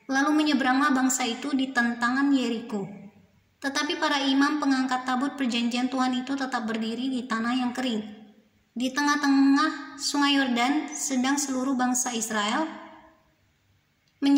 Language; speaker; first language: Indonesian; native; Indonesian